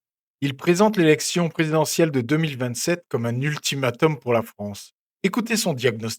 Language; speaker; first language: French; native; French